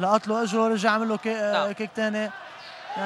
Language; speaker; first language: Arabic; native; Arabic